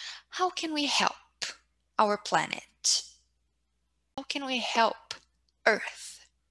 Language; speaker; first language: English; non-native, fluent; Portuguese